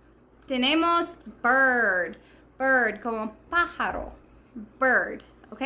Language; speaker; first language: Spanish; non-native, learner; English